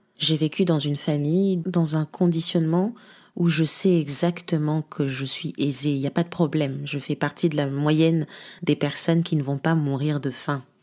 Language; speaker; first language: French; non-native, local second language; Lingala